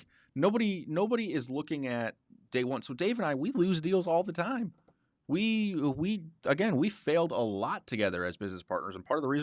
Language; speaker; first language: English; native; English